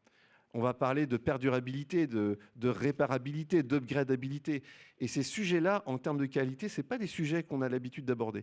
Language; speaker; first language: French; native; French